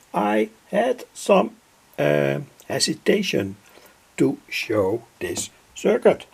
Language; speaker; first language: English; non-native, fluent; Dutch